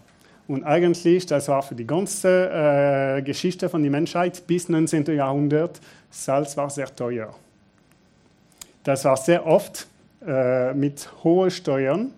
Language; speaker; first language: German; non-native, fluent; French